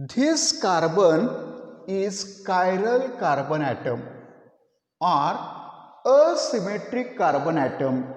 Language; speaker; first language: English; non-native, local second language; Marathi